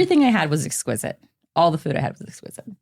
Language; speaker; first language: English; native; English